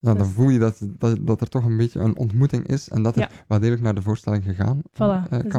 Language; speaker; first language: Dutch; native; Dutch